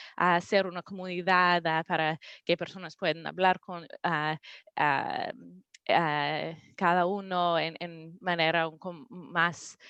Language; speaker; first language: Spanish; non-native, learner; English